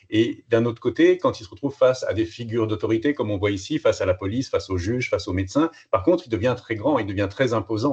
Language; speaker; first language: French; native; French